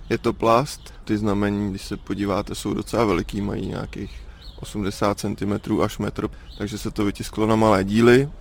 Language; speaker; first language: Czech; native; Czech